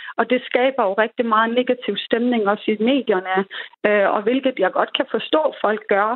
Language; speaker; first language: Danish; early bilingual, other home language; Persian